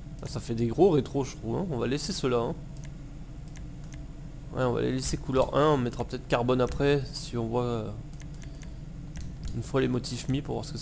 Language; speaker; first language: French; native; French